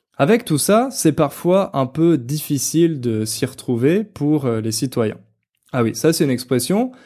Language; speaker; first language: French; native; French